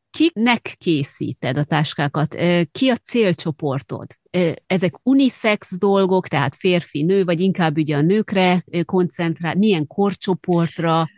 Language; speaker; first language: Hungarian; native; Hungarian